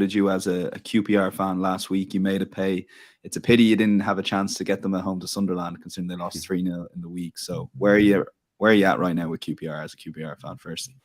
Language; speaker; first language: English; native; English